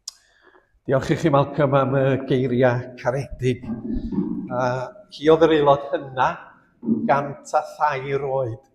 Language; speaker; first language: Welsh; native; Welsh